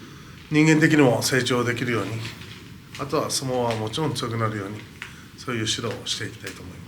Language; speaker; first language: Japanese; native; Japanese